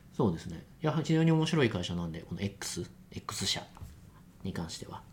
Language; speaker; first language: Japanese; non-native, fluent; Chinese